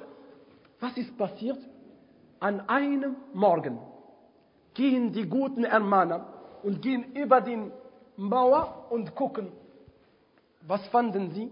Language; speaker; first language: German; non-native, fluent; Arabic